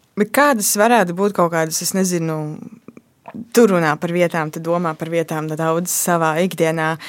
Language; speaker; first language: Latvian; native; Latvian